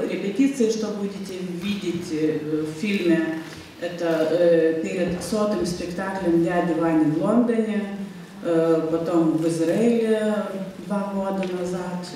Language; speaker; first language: Russian; non-native, fluent; Lithuanian